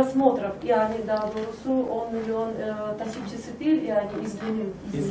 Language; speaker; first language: Turkish; non-native, fluent; Tajik